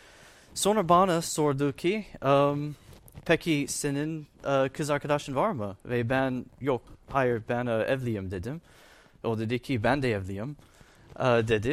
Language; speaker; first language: Turkish; non-native, fluent; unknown